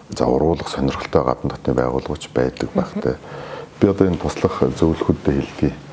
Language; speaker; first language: Mongolian; non-native, local second language; Kazakh